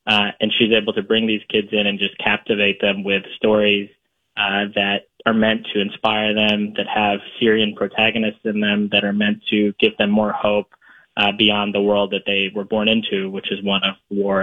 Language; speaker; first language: English; native; English